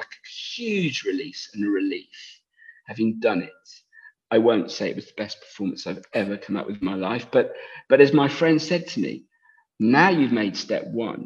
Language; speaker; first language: English; native; English